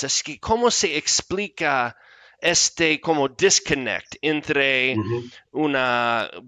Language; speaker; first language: Spanish; non-native, fluent; English